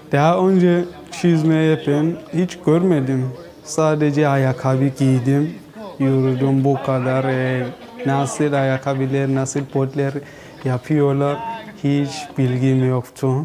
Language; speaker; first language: Turkish; non-native, learner; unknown